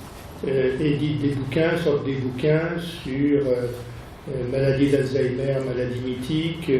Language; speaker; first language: French; native; French